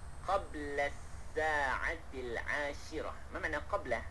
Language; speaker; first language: Arabic; non-native, fluent; Malay